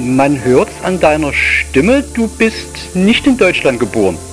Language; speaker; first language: German; native; German